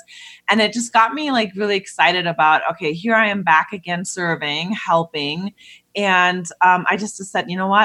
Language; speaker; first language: English; non-native, fluent; German